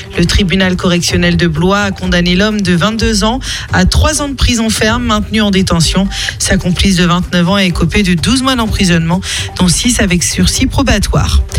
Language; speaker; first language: French; native; French